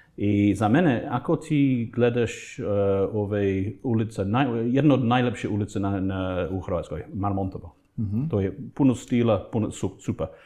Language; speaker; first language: Croatian; non-native, fluent; English